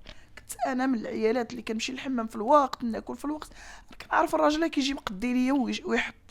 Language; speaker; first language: Arabic; native; Arabic